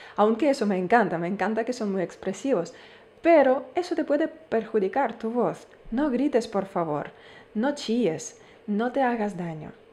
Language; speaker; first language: Spanish; non-native, fluent; Ukrainian